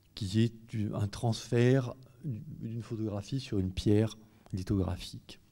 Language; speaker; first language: French; native; French